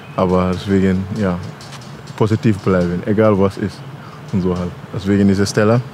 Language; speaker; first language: German; non-native, learner; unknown